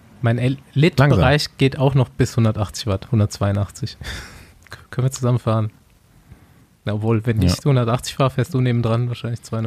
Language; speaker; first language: German; native; German